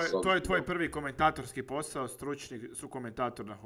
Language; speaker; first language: Croatian; native; Croatian